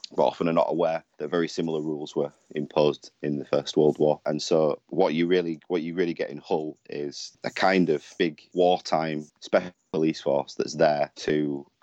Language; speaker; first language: English; native; English